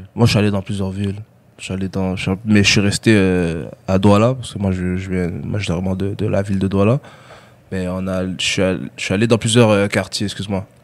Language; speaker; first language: French; early bilingual, other home language; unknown